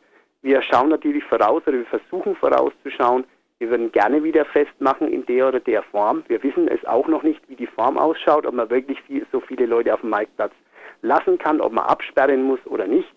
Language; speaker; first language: German; native; German